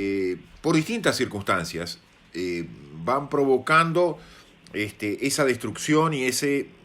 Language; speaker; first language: Spanish; native; Spanish